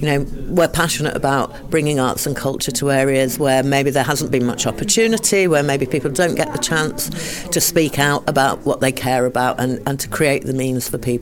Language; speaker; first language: English; native; English